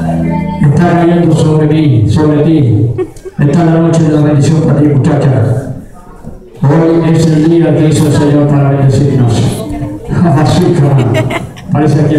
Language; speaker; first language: Spanish; native; Spanish